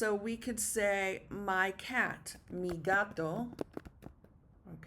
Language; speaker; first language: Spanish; non-native, fluent; English